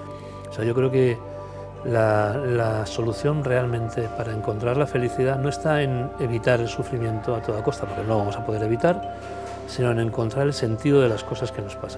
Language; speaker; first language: Spanish; native; Spanish